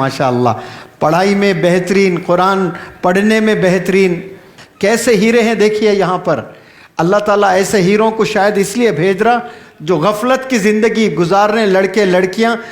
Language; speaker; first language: Urdu; native; Urdu